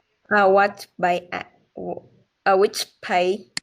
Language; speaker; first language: English; non-native, learner; Vietnamese